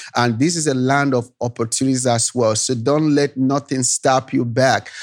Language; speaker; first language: English; non-native, local second language; Yoruba